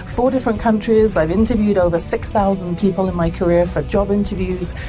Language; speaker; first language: English; native; English